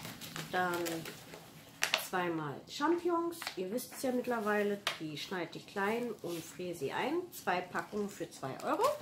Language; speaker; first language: German; native; German